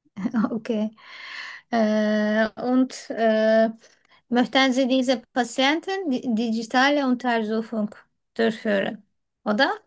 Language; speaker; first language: German; non-native, learner; Turkish